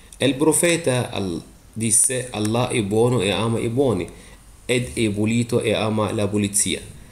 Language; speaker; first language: Italian; non-native, fluent; Arabic